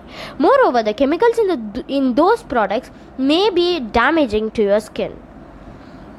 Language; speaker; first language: English; non-native, local second language; Tamil